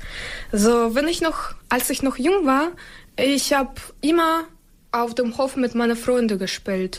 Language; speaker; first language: German; non-native, learner; Ukrainian